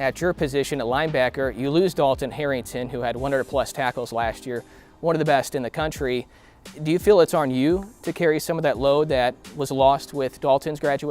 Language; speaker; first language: English; native; English